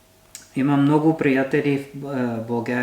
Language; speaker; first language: Bulgarian; non-native, learner; French